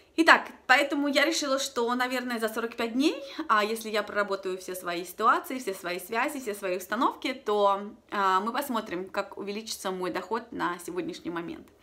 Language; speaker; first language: Russian; native; Russian